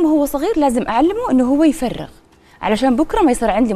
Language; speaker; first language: Arabic; native; Arabic